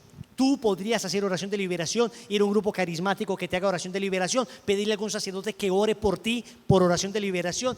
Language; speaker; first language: Spanish; native; Spanish